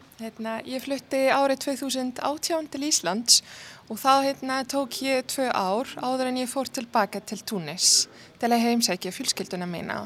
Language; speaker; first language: Icelandic; non-native, fluent; Arabic